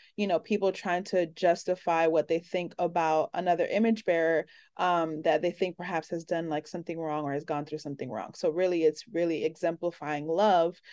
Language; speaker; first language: English; early bilingual, other home language; Spanish